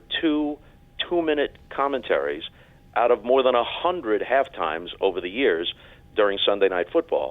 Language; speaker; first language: English; native; English